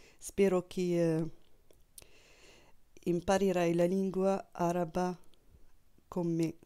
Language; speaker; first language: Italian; non-native, learner; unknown